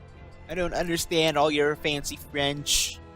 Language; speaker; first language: English; native; English